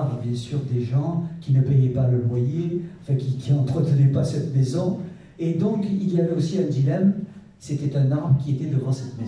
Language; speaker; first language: French; native; French